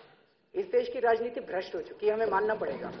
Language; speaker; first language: Hindi; native; Hindi